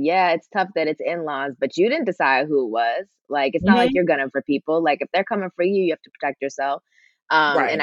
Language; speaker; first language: English; native; English